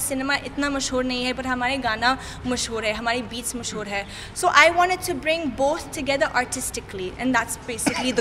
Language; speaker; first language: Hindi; non-native, fluent; Arabic